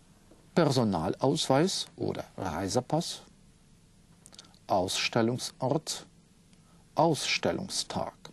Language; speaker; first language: German; non-native, fluent; Russian